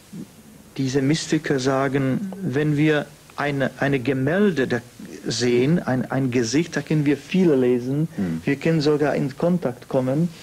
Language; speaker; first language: German; non-native, fluent; Czech